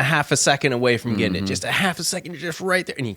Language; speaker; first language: English; native; English